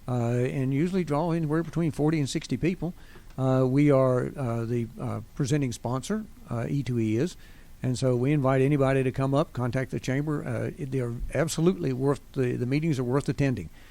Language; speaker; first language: English; native; English